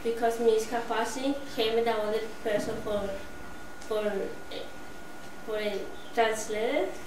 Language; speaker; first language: English; non-native, learner; Spanish